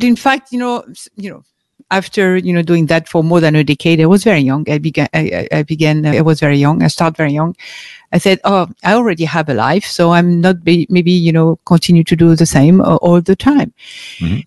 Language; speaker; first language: English; non-native, fluent; French